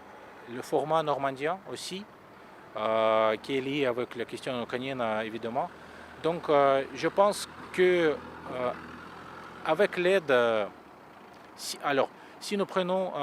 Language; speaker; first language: French; non-native, fluent; Russian